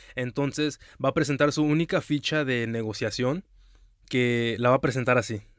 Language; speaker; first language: Spanish; early bilingual, heritage; Spanish